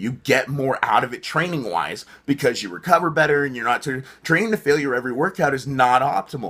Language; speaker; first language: English; native; English